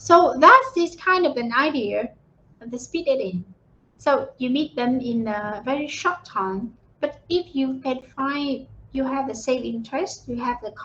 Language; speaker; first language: English; non-native, fluent; Vietnamese